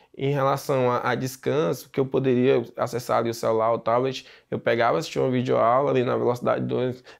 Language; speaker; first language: Portuguese; native; Portuguese